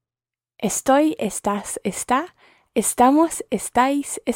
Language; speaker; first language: Spanish; non-native, learner; English